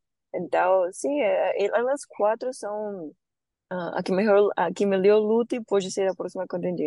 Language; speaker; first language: Portuguese; non-native, learner; Spanish